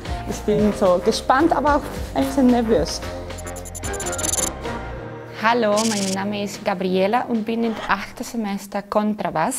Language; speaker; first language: German; non-native, fluent; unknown